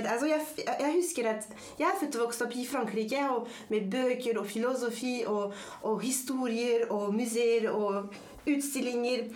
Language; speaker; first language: Norwegian; non-native, fluent; French